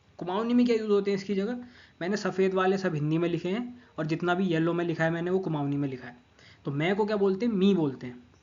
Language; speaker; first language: Hindi; non-native, local second language; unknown